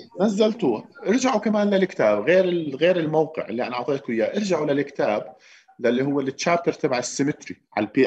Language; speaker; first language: Arabic; native; Arabic